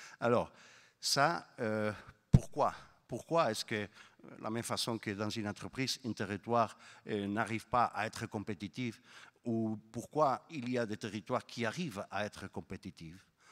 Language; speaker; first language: French; non-native, fluent; Spanish